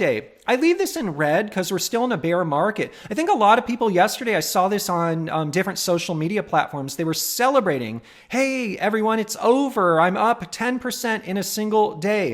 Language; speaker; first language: English; native; English